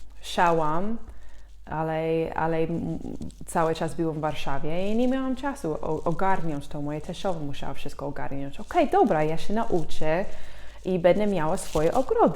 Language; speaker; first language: Polish; non-native, fluent; English